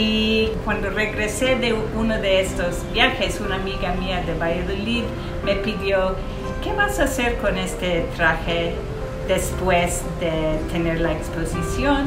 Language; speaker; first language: Spanish; early bilingual, heritage; English